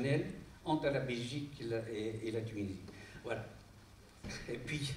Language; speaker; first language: French; non-native, local second language; Arabic